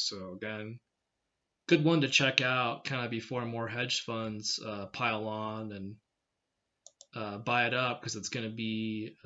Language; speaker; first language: English; native; English